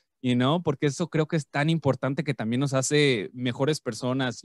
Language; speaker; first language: Spanish; native; Spanish